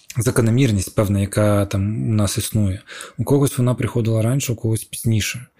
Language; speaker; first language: Ukrainian; non-native, local second language; Russian